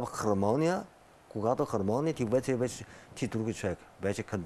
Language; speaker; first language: Bulgarian; non-native, learner; Chinese